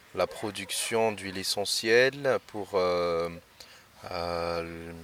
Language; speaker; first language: French; non-native, local second language; Malagasy